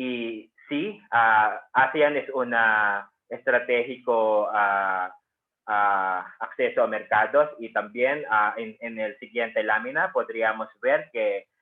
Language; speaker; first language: Spanish; non-native, fluent; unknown